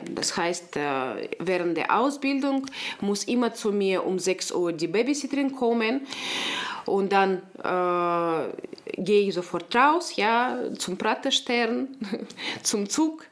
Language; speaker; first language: German; non-native, local second language; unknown